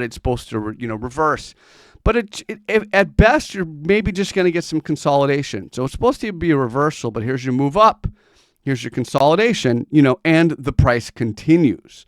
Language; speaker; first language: English; native; English